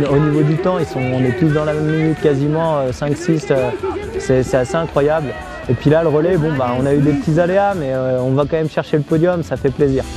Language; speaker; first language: French; native; French